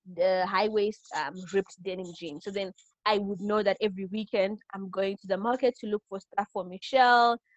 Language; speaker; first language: English; non-native, local second language; Shona